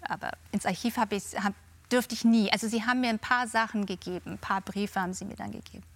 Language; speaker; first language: German; native; German